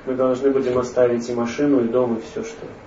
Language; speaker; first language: Russian; native; Russian